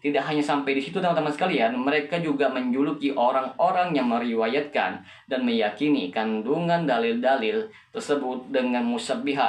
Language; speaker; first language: Indonesian; native; Indonesian